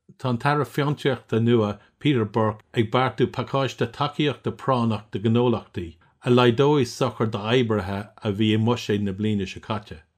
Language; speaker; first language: Irish; non-native, local second language; English